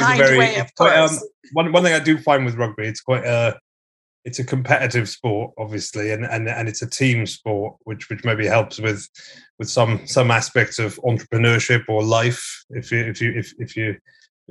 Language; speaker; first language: English; native; English